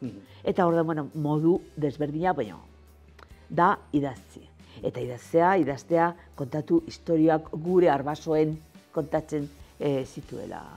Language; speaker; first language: Basque; non-native, local second language; Spanish